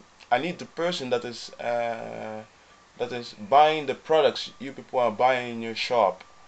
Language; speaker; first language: English; non-native, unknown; Dutch